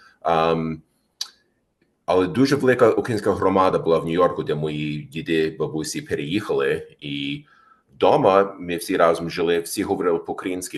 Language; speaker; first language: Ukrainian; early bilingual, heritage; Ukrainian